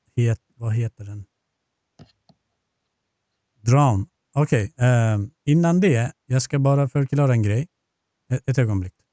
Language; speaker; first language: Swedish; non-native, fluent; Turkish